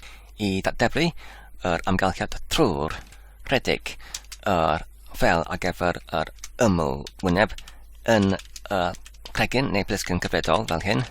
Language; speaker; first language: Welsh; non-native, learner; English